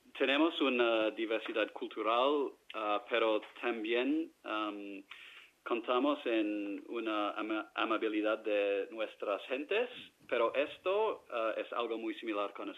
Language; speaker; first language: Spanish; non-native, fluent; English